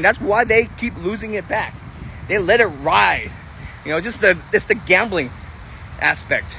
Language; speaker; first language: English; native; English